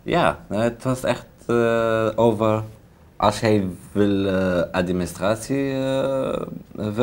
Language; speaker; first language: Dutch; non-native, learner; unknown